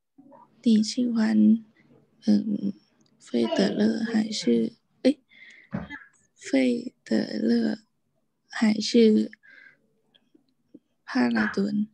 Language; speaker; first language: Chinese; non-native, learner; Thai